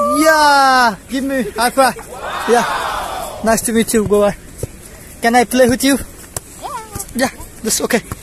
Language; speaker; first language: English; non-native, learner; Nepali